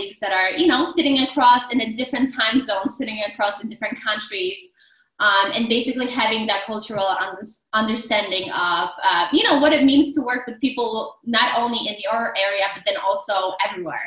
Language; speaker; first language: English; non-native, fluent; Polish